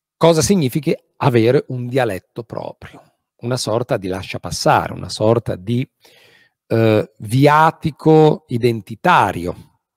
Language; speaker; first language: Italian; native; Italian